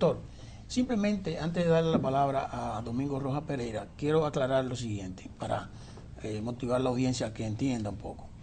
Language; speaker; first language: Spanish; native; Spanish